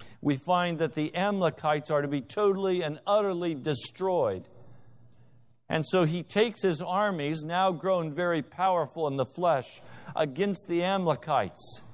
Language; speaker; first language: English; native; English